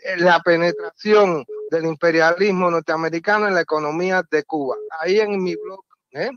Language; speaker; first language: Spanish; native; Spanish